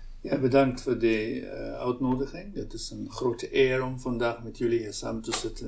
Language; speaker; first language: Dutch; non-native, local second language; Arabic